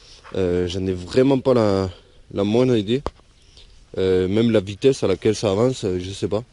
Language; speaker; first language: French; native; French